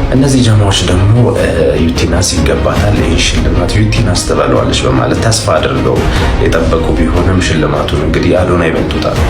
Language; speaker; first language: Amharic; native; Amharic